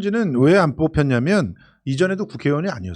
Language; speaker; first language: Korean; native; Korean